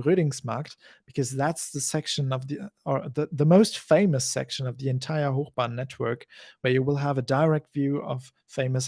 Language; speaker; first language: English; non-native, fluent; German